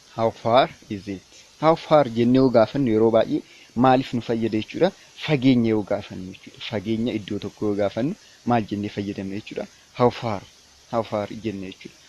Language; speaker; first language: Oromo; native; Oromo